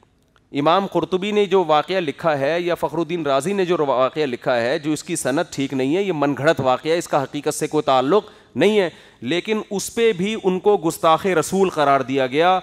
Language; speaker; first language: Urdu; native; Urdu